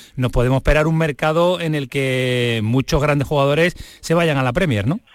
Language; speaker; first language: Spanish; non-native, fluent; English